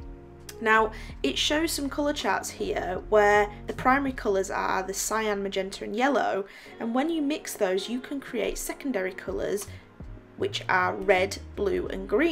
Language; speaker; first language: English; native; English